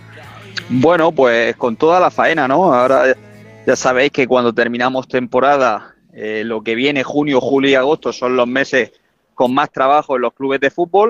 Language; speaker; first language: Spanish; native; Spanish